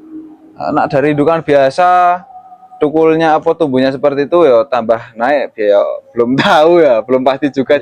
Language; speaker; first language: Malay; non-native, local second language; Javanese